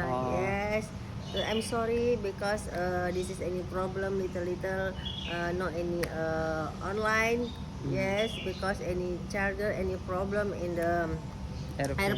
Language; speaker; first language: English; non-native, learner; Indonesian